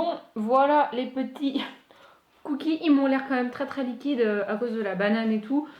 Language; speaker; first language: French; native; French